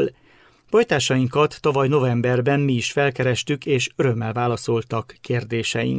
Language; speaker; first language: Hungarian; native; Hungarian